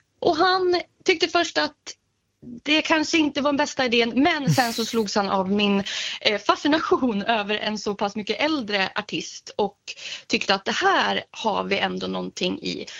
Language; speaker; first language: Swedish; native; Swedish